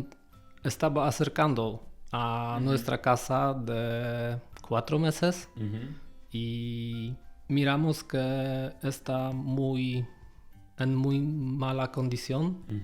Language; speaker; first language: Spanish; non-native, learner; Polish